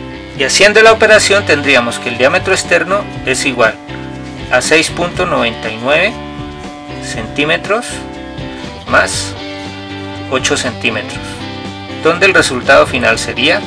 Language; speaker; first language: Spanish; native; Spanish